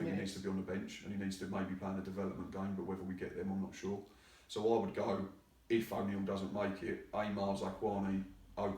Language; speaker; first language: English; native; English